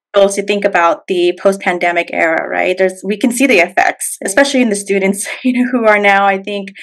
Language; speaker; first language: English; native; English